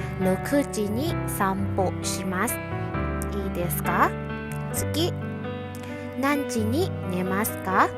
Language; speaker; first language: Japanese; non-native, fluent; Thai